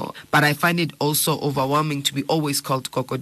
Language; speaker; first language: English; non-native, local second language; Zulu